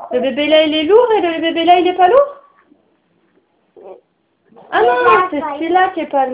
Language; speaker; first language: French; native; French